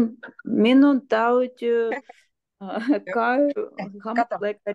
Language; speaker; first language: Finnish; non-native, learner; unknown